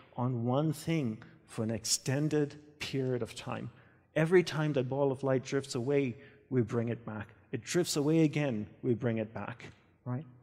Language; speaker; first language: English; native; English